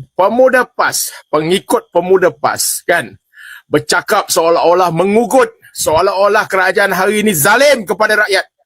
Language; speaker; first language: Malay; native; Malay